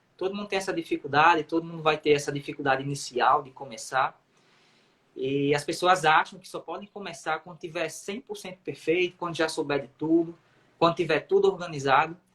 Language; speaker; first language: Portuguese; native; Portuguese